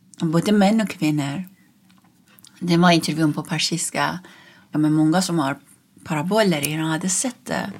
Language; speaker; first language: Swedish; non-native, fluent; Persian